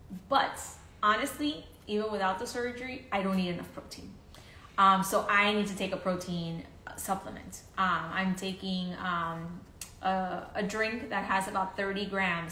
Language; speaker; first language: English; early bilingual, other home language; Spanish